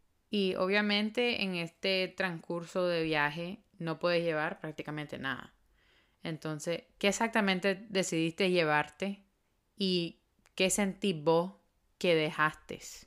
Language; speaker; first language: Spanish; early bilingual, heritage; Spanish